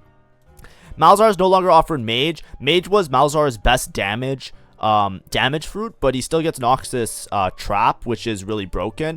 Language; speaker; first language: English; native; English